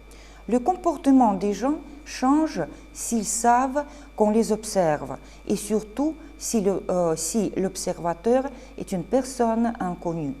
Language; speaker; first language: French; non-native, fluent; Russian